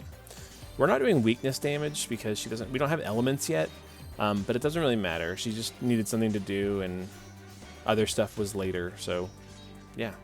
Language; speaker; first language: English; native; English